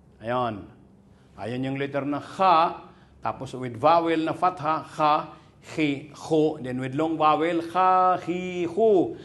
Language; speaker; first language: Filipino; non-native, local second language; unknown